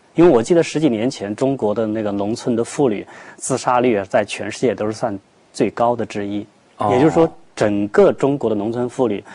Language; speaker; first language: Chinese; native; Chinese